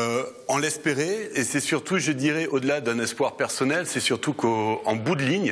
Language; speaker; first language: French; native; French